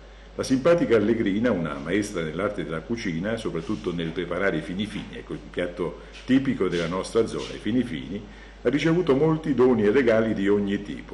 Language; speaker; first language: Italian; native; Italian